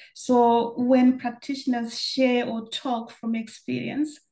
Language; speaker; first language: English; non-native, local second language; Shona